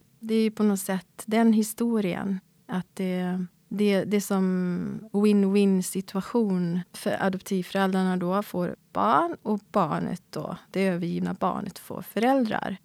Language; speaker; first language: Swedish; native; Swedish